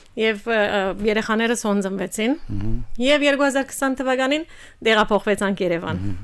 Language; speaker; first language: Armenian; early bilingual, heritage; Armenian